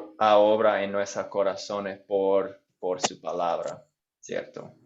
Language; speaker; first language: Spanish; non-native, fluent; English